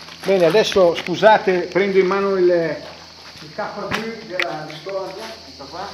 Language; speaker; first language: Italian; native; Italian